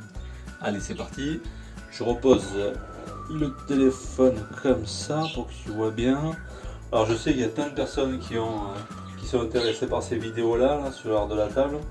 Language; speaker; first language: French; native; French